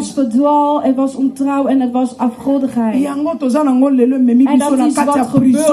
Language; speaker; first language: Dutch; non-native, learner; Lingala